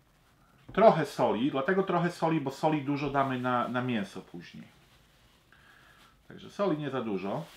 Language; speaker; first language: Polish; early bilingual, heritage; Polish